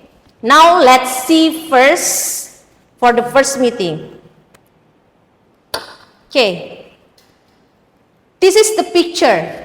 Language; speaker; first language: English; non-native, fluent; Indonesian